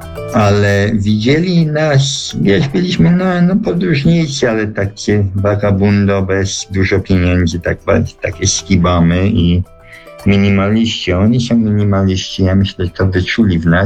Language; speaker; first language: Polish; early bilingual, heritage; Polish